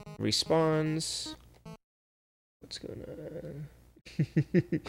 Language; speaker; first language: English; native; English